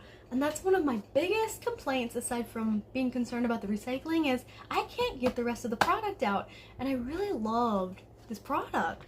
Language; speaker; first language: English; native; English